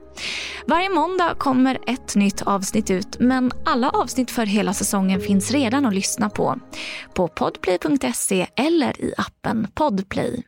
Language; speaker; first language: Swedish; native; Swedish